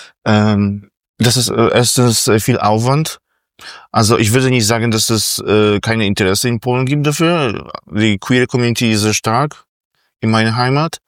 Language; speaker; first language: German; non-native, fluent; Polish